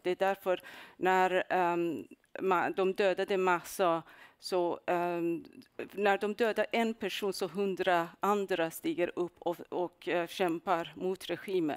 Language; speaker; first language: Swedish; non-native, fluent; Persian